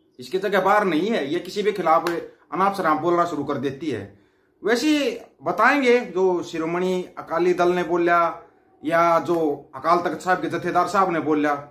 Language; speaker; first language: Hindi; native; Hindi